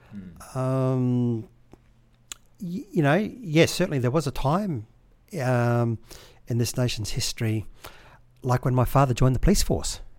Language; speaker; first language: English; native; English